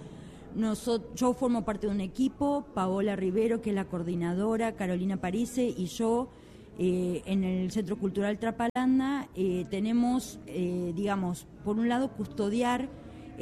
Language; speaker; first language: Spanish; native; Spanish